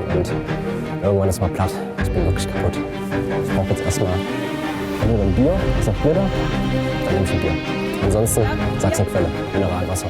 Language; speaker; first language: German; native; German